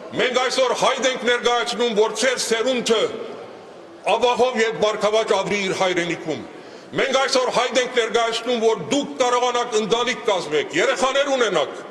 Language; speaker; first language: Armenian; early bilingual, heritage; Armenian